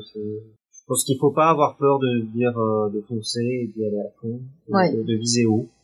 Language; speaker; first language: French; native; French